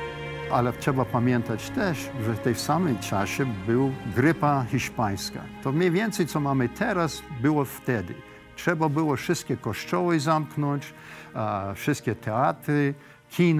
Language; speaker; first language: Polish; early bilingual, heritage; English